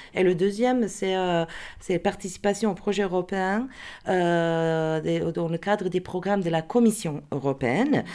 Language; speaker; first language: French; non-native, fluent; Croatian